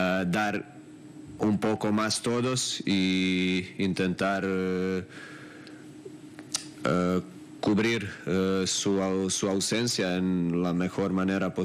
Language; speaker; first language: Spanish; non-native, fluent; Croatian